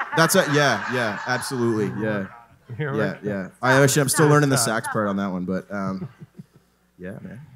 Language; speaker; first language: English; native; English